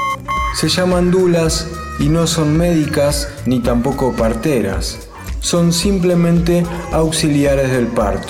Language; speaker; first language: Spanish; native; Spanish